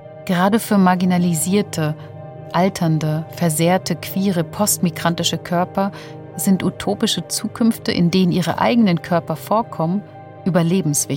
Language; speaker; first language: German; native; German